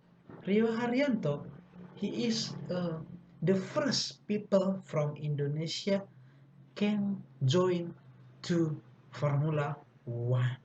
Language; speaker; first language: English; non-native, learner; Indonesian